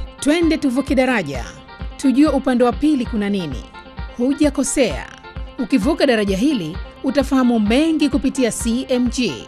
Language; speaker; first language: Swahili; native; Swahili